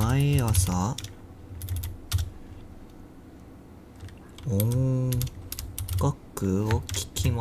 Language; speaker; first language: Japanese; non-native, learner; English